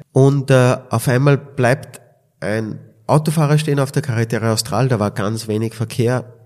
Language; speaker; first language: German; native; German